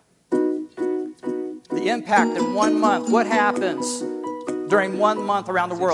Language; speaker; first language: English; native; English